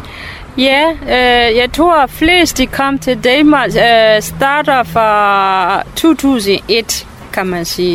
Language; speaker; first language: Danish; non-native, fluent; Burmese